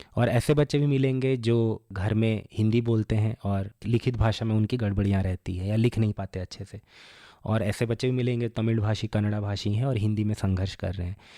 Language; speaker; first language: Hindi; non-native, local second language; Bangla